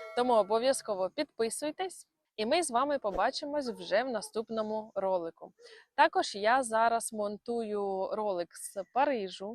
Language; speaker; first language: Ukrainian; non-native, local second language; Russian